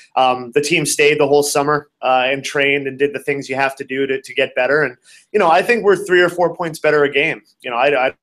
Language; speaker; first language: English; native; English